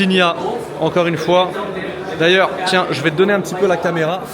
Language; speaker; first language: French; native; French